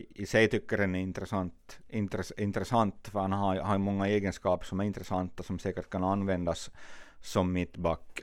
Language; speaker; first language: Swedish; native; Swedish